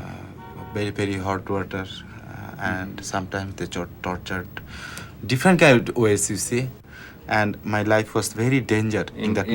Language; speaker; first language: English; non-native, learner; Bangla